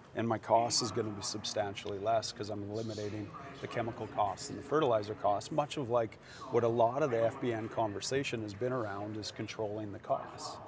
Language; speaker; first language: English; native; English